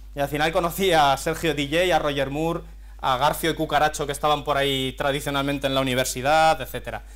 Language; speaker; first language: Spanish; native; Spanish